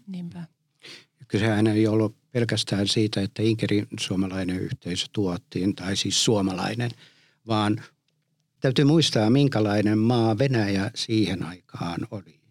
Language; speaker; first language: Finnish; early bilingual, heritage; Finnish